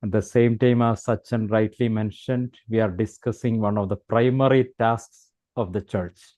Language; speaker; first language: English; non-native, local second language; Malayalam